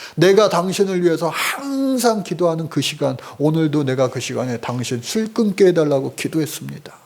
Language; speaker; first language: Korean; native; Korean